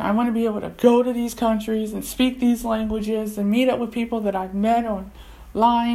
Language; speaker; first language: English; native; English